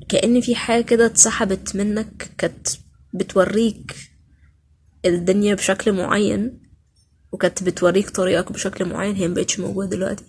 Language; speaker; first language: Arabic; native; Arabic